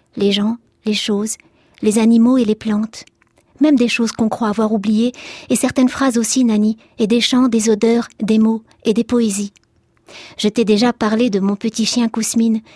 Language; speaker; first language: French; early bilingual, other home language; Arabic